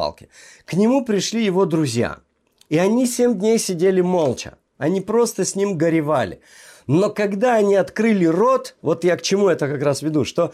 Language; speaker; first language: Russian; native; Russian